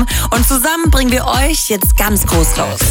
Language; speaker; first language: German; native; German